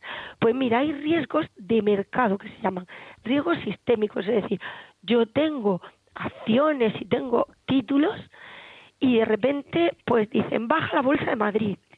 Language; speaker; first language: Spanish; native; Spanish